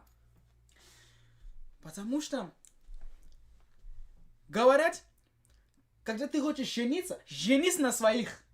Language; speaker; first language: Russian; non-native, fluent; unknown